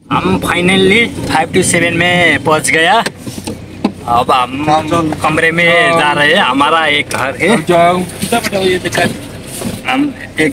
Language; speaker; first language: Hindi; non-native, learner; Nepali